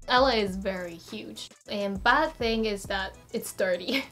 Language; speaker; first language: English; non-native, fluent; Japanese